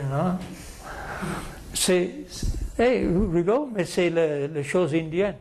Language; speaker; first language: French; non-native, fluent; English